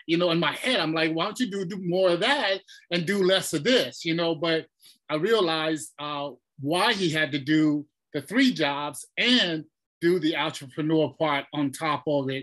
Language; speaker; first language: English; early bilingual, other home language; Tongan